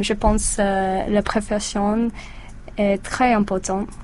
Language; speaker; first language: French; non-native, learner; English